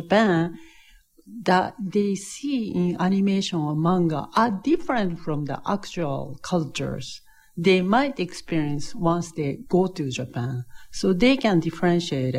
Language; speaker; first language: English; non-native, fluent; Japanese